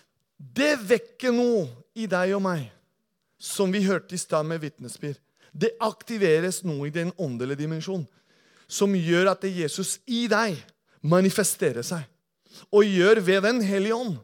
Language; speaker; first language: Norwegian; non-native, fluent; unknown